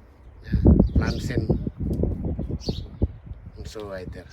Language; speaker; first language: German; non-native, learner; Indonesian